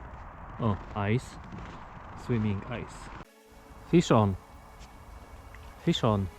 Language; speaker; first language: English; non-native, learner; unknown